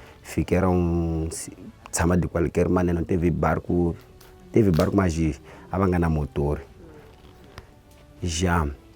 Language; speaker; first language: Portuguese; non-native, local second language; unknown